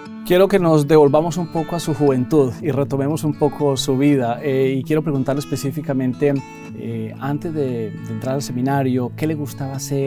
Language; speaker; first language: Spanish; native; Spanish